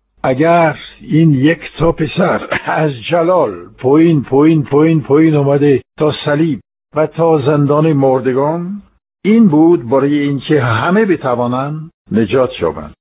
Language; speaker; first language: Persian; non-native, fluent; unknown